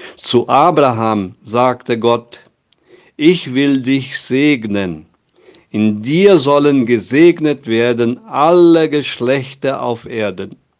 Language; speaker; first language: German; non-native, fluent; Portuguese